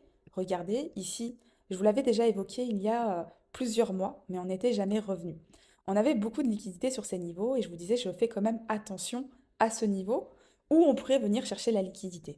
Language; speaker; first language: French; native; French